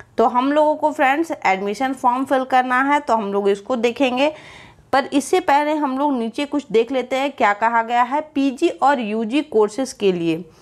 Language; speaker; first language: Hindi; native; Hindi